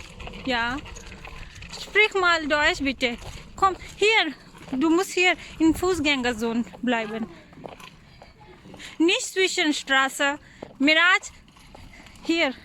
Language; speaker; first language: German; non-native, learner; Urdu